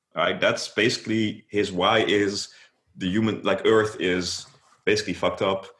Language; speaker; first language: English; non-native, fluent; Dutch